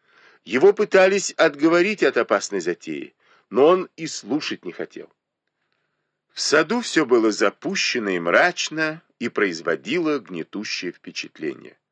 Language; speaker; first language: Russian; native; Russian